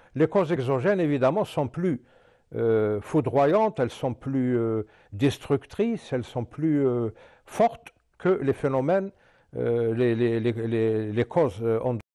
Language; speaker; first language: French; non-native, local second language; Arabic